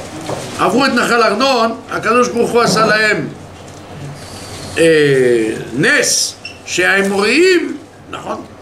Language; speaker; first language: Hebrew; non-native, fluent; French